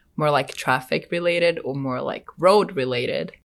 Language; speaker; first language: English; non-native, fluent; Portuguese